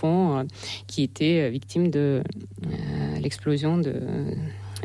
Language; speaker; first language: French; non-native, fluent; Russian